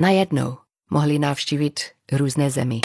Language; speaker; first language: Czech; non-native, learner; English